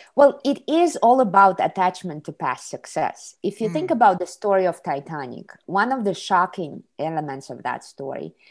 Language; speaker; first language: English; non-native, fluent; Kazakh